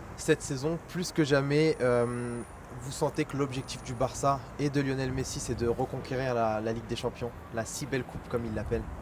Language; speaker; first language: French; native; French